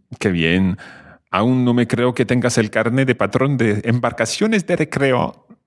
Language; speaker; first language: Spanish; non-native, fluent; English